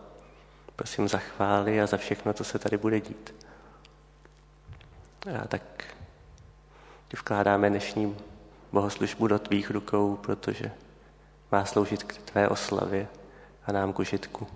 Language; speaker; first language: Czech; native; Czech